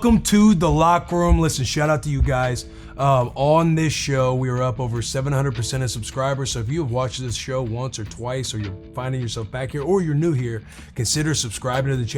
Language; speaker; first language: English; native; English